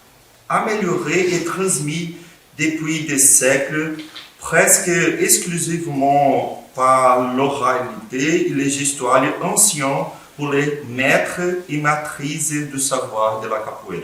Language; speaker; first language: French; non-native, fluent; Portuguese